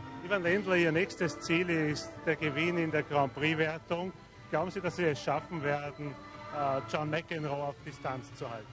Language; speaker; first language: German; native; German